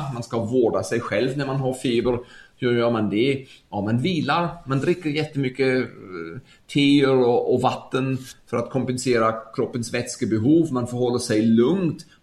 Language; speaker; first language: Swedish; non-native, fluent; German